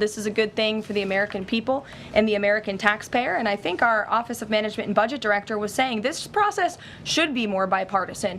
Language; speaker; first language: English; native; English